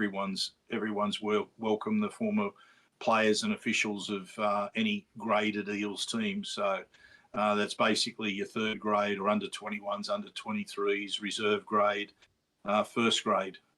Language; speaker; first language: English; native; English